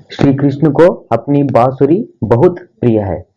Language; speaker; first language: Hindi; non-native, local second language; Kannada